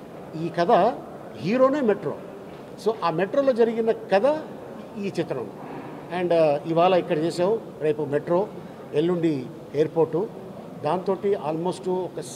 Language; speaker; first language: Telugu; native; Telugu